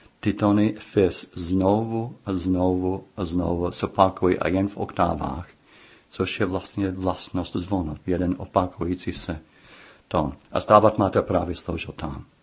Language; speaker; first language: Czech; non-native, fluent; English